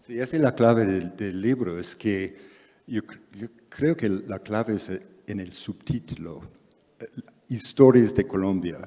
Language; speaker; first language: Spanish; non-native, fluent; English